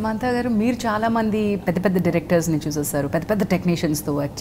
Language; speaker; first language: Telugu; native; Telugu